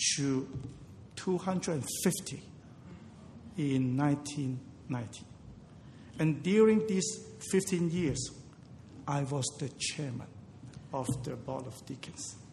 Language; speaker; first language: English; non-native, local second language; Cantonese